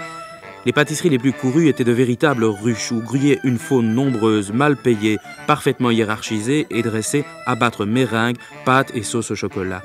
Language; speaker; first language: French; native; French